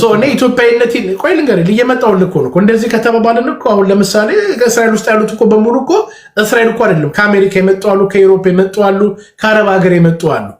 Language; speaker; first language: Amharic; native; Amharic